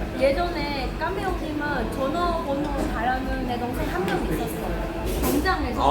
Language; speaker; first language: Korean; non-native, fluent; Vietnamese